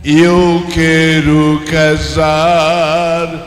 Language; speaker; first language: Portuguese; non-native, learner; Malay